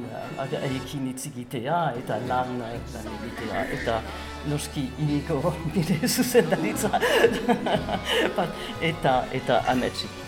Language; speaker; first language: Basque; non-native, learner; English